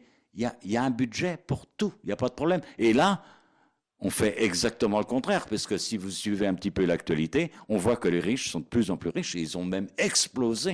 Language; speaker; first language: French; native; French